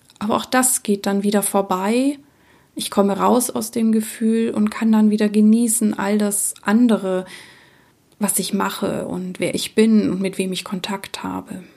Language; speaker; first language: German; early bilingual, other home language; Czech